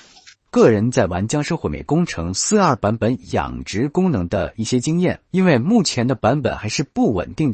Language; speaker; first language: Chinese; native; Chinese